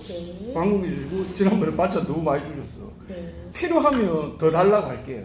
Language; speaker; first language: Korean; native; Korean